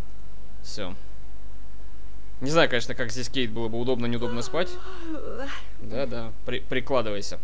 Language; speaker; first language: Russian; native; Russian